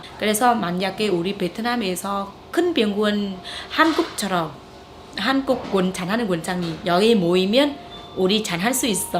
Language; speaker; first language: Korean; non-native, fluent; Vietnamese